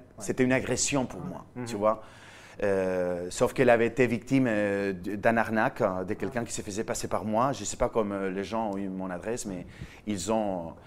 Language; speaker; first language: French; non-native, fluent; Spanish